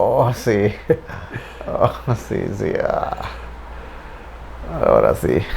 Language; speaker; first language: Spanish; native; Spanish